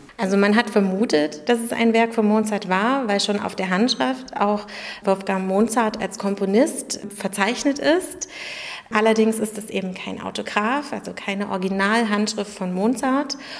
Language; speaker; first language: German; native; German